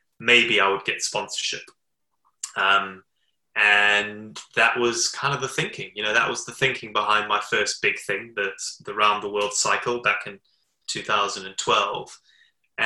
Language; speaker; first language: English; native; English